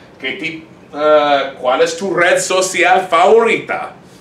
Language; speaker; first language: Spanish; non-native, fluent; English